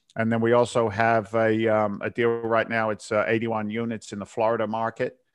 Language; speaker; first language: English; native; English